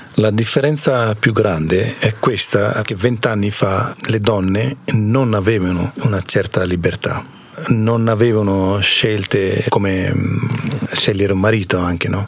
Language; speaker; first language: Italian; non-native, fluent; Hindi